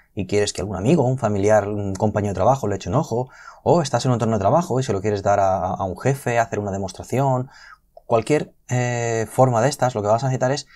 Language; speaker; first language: Spanish; native; Spanish